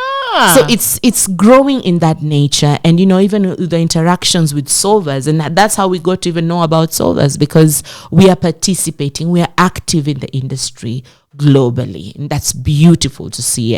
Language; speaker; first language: English; non-native, local second language; Swahili